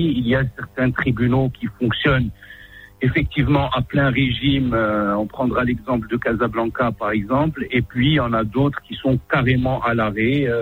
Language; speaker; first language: French; non-native, local second language; Arabic